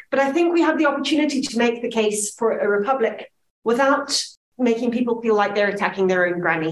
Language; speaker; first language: English; native; English